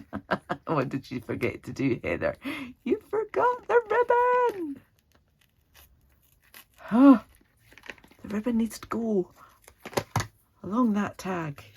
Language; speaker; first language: English; native; English